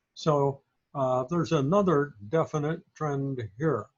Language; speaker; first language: English; native; English